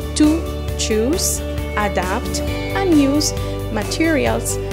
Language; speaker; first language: English; non-native, fluent; Spanish